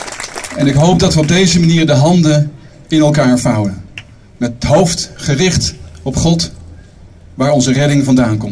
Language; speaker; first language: Dutch; native; Dutch